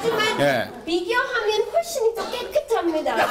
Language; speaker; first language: Korean; non-native, learner; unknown